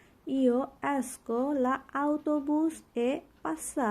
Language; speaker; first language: Italian; non-native, learner; Bangla